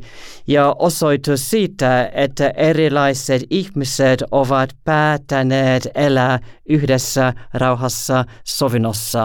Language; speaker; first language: Finnish; non-native, learner; English